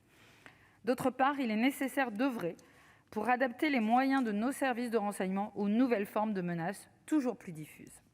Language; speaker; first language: French; native; French